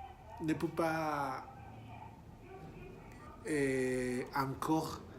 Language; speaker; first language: French; non-native, learner; Spanish